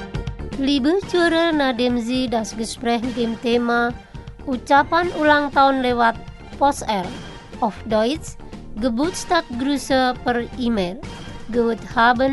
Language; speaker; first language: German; non-native, fluent; Indonesian